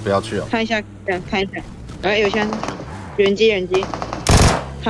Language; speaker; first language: Chinese; native; Chinese